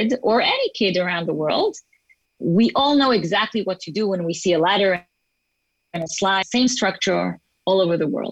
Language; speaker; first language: English; non-native, fluent; Hebrew